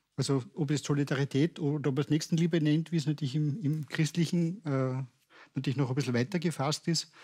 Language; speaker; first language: German; native; German